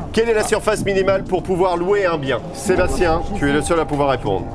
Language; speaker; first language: French; native; French